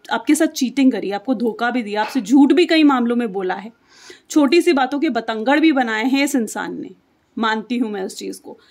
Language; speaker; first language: Hindi; native; Hindi